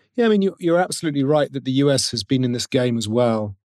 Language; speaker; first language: English; native; English